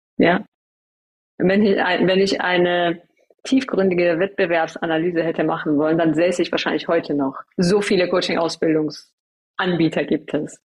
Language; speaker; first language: German; early bilingual, other home language; Persian